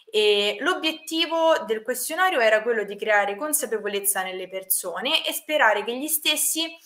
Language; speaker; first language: Italian; native; Italian